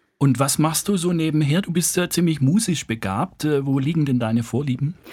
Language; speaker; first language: German; native; German